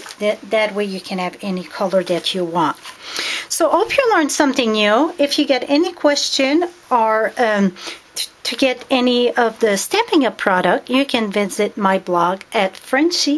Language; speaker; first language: English; non-native, fluent; French